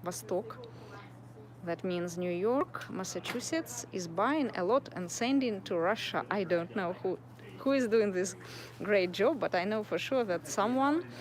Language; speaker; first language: English; non-native, fluent; Russian